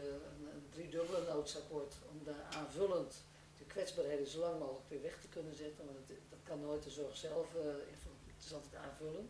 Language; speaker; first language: Dutch; non-native, local second language; Western Frisian